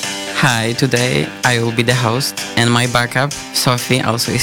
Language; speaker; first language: English; non-native, learner; Polish